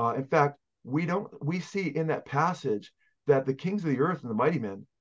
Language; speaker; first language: English; native; English